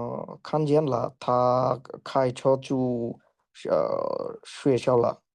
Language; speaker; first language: Chinese; non-native, learner; Bangla